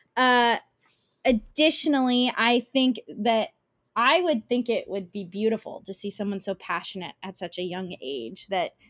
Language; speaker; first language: English; early bilingual, other home language; Italian